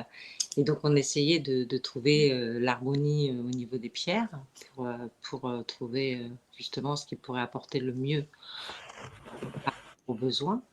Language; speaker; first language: French; native; French